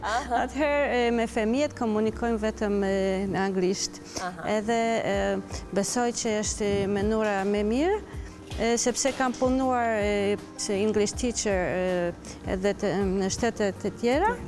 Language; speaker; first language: Albanian; non-native, learner; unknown